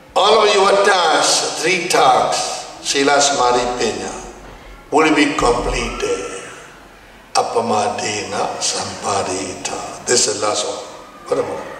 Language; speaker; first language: English; non-native, learner; Burmese